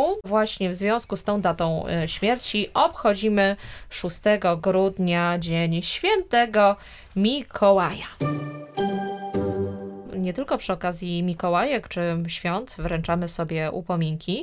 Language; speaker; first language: Polish; native; Polish